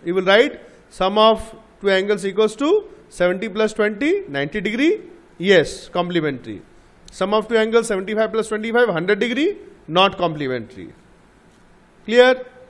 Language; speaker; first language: English; non-native, local second language; Bangla